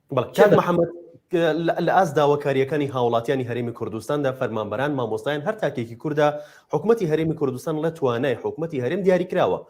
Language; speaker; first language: Central Kurdish; native; Central Kurdish